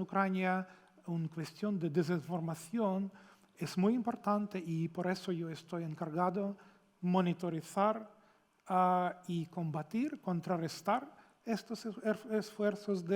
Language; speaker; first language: Spanish; non-native, fluent; Ukrainian